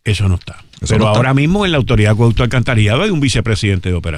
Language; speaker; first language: Spanish; native; Spanish